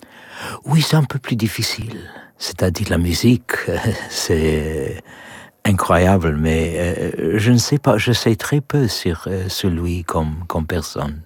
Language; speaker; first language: French; non-native, learner; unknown